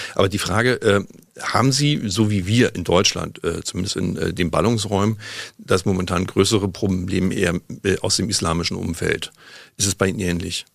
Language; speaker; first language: German; native; German